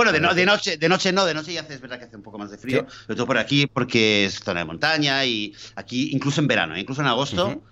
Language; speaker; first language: Spanish; native; Spanish